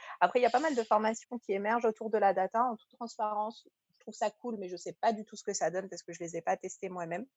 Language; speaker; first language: French; early bilingual, other home language; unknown